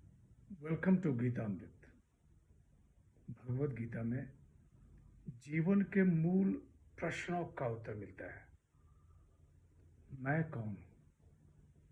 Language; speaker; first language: Hindi; native; Hindi